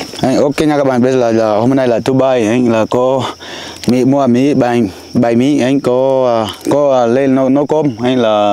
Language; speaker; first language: Vietnamese; non-native, learner; Portuguese